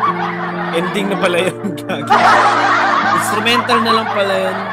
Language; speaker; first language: Filipino; native; Filipino